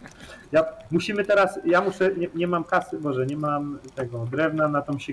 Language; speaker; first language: Polish; native; Polish